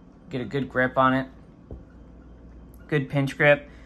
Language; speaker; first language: English; native; English